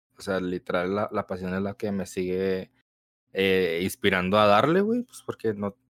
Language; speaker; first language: Spanish; early bilingual, heritage; Spanish